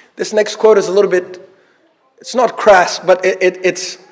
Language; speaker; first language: English; early bilingual, other home language; Arabic